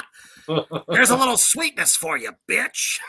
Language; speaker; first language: English; native; English